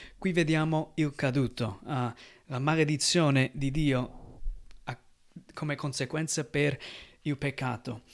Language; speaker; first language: Italian; non-native, fluent; English